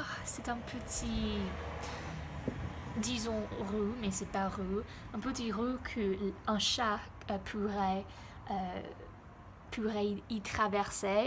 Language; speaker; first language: French; non-native, learner; English